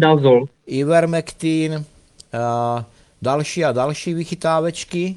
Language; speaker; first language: Czech; native; Czech